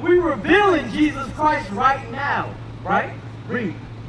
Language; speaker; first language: English; native; English